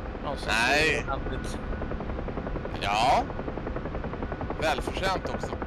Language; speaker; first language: Swedish; native; Swedish